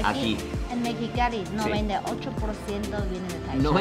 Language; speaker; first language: Spanish; early bilingual, other home language; Cantonese